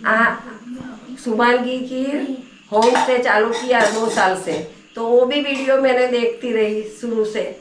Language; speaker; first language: Hindi; non-native, local second language; Gujarati